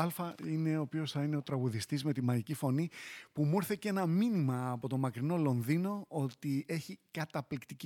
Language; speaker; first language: Greek; native; Greek